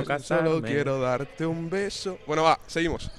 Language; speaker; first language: Spanish; native; Spanish